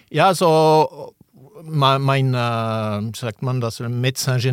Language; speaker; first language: German; non-native, local second language; French